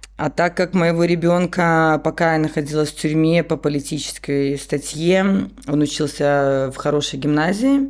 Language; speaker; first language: Russian; native; Russian